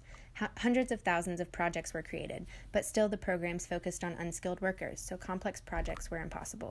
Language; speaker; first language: English; native; English